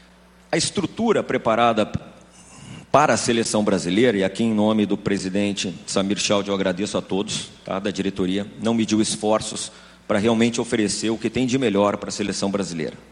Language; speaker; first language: Portuguese; native; Portuguese